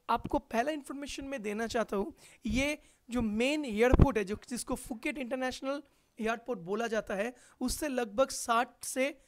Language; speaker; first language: Hindi; non-native, local second language; Bangla